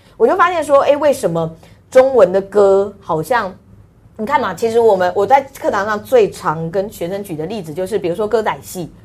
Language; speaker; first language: Chinese; non-native, local second language; Hakka Chinese